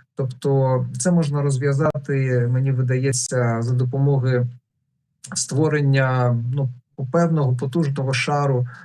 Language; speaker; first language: Ukrainian; non-native, local second language; Russian